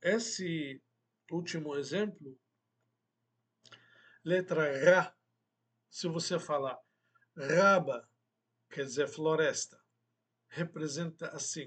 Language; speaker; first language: Portuguese; non-native, fluent; Arabic